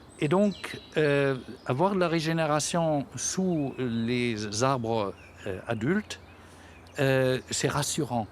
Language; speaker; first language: French; native; French